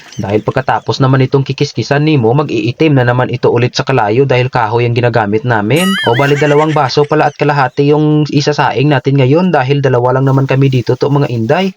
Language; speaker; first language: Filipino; non-native, local second language; Hiligaynon